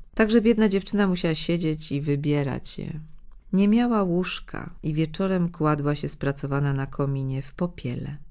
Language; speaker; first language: Polish; native; Polish